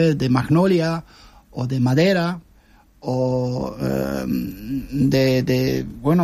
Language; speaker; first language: Spanish; non-native, fluent; Dutch